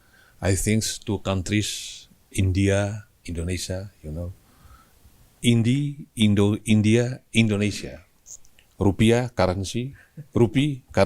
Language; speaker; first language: English; non-native, learner; Indonesian